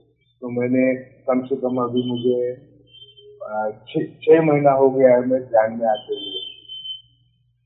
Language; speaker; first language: Hindi; non-native, local second language; Marathi